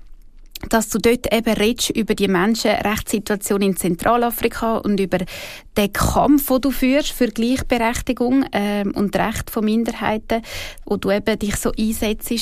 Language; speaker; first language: German; native; German